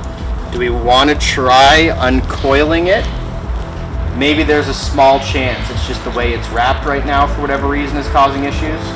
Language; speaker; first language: English; native; English